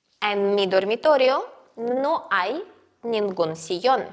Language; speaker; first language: Spanish; non-native, fluent; Ukrainian